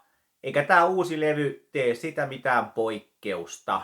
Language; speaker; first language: Finnish; native; Finnish